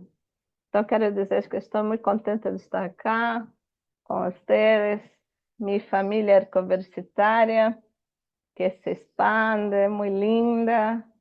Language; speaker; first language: Spanish; non-native, fluent; Portuguese